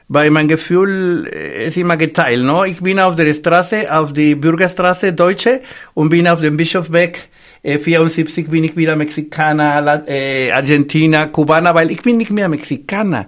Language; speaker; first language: German; non-native, fluent; Spanish